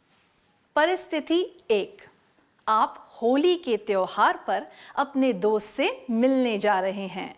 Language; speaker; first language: Hindi; native; Hindi